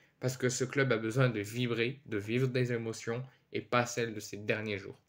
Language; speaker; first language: French; native; French